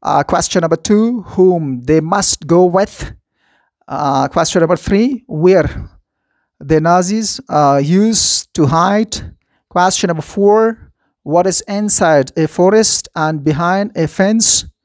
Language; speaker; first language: English; non-native, fluent; Persian